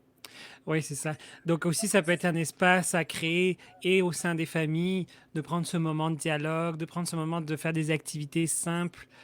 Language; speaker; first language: French; native; French